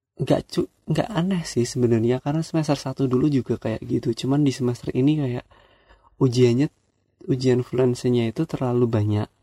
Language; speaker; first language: Indonesian; non-native, local second language; Javanese